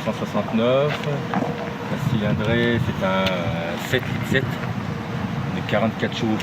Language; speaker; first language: French; native; French